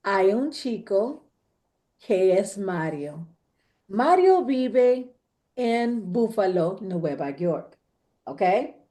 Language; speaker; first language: Spanish; non-native, fluent; English